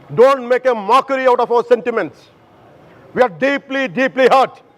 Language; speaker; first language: English; non-native, local second language; Telugu